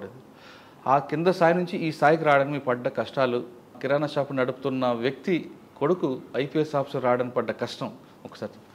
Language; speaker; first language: Telugu; native; Telugu